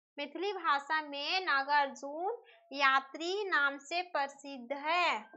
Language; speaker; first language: Hindi; native; Hindi